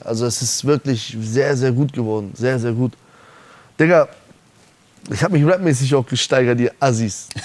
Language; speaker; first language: German; early bilingual, other home language; Persian